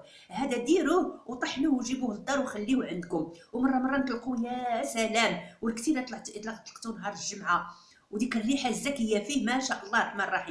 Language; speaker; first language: Arabic; native; Arabic